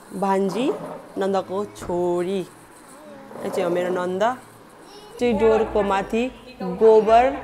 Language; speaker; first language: Nepali; non-native, local second language; Sherpa